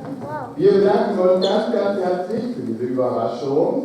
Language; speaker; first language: German; native; German